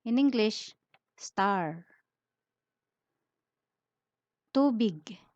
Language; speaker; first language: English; non-native, local second language; Filipino